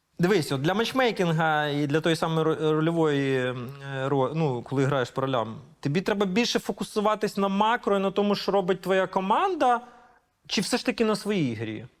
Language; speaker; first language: Ukrainian; native; Ukrainian